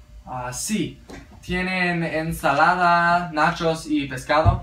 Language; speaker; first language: Spanish; non-native, learner; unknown